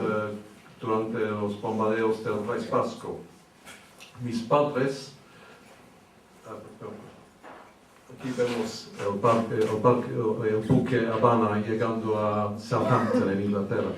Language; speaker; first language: Spanish; early bilingual, heritage; English